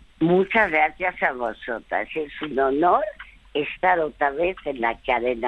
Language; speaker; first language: Spanish; early bilingual, other home language; French